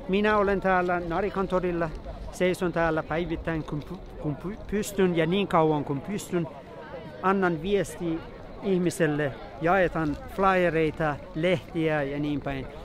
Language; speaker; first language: Finnish; non-native, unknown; Persian